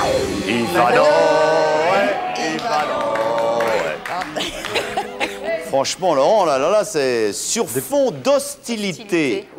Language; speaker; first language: French; native; French